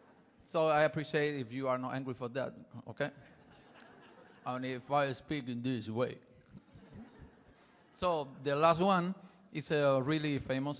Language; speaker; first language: English; non-native, learner; Spanish